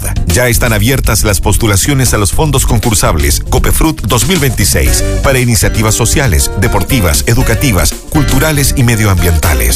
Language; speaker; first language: Spanish; native; Spanish